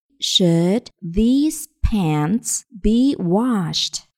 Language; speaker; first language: English; non-native, fluent; Chinese